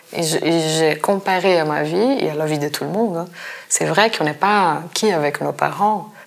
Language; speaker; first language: French; non-native, fluent; Portuguese